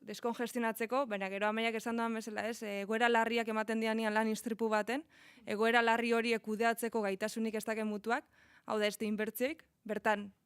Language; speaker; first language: Basque; native; Basque